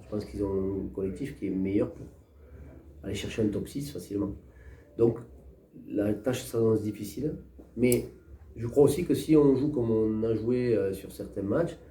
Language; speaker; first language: French; native; French